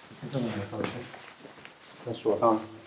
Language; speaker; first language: Chinese; native; Chinese